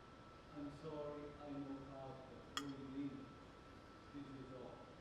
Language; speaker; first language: English; non-native, learner; Spanish